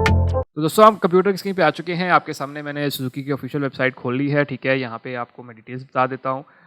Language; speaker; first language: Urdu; non-native, local second language; Punjabi